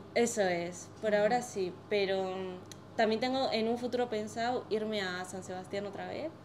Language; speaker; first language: Spanish; native; Spanish